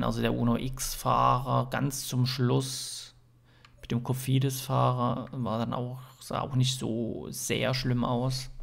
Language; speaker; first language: German; native; German